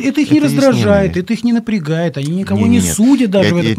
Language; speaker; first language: Russian; native; Russian